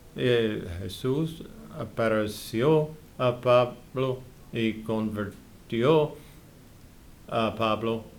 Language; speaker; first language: Spanish; non-native, learner; English